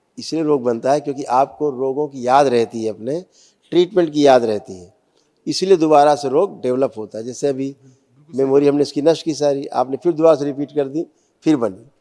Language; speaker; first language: Hindi; native; Hindi